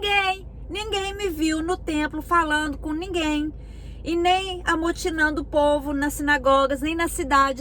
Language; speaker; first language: Portuguese; native; Portuguese